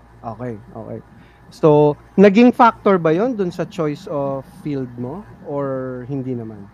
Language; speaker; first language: Filipino; native; Filipino